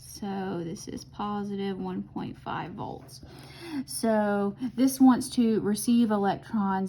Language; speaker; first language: English; native; English